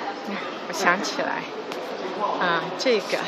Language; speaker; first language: Chinese; native; Chinese